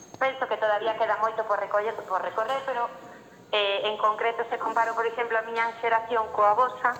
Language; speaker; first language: Galician; non-native, local second language; Spanish